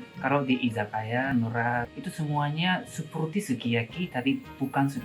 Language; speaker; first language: Indonesian; non-native, learner; Japanese